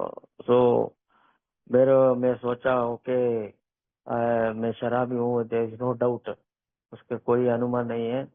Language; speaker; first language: Hindi; non-native, local second language; Kannada